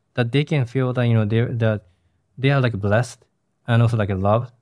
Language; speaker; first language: English; non-native, fluent; Japanese